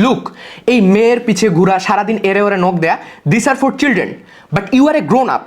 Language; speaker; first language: English; non-native, local second language; Bangla